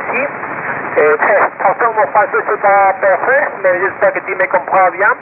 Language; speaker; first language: French; non-native, learner; Spanish